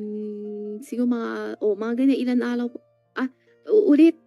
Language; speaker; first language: Filipino; non-native, learner; Chinese